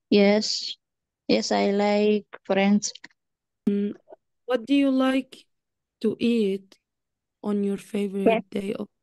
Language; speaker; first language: English; non-native, learner; Arabic